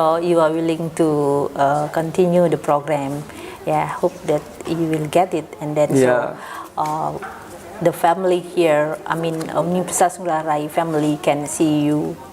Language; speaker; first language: English; non-native, fluent; Indonesian